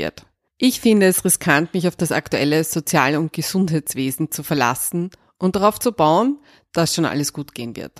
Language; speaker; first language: German; native; German